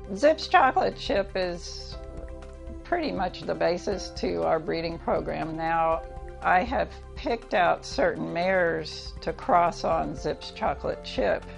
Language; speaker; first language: English; native; English